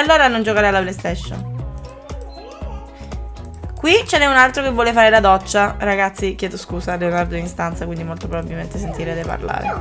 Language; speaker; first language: Italian; native; Italian